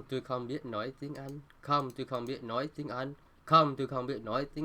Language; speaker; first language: Vietnamese; non-native, learner; English